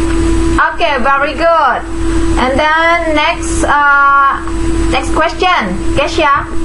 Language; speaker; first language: English; non-native, fluent; Indonesian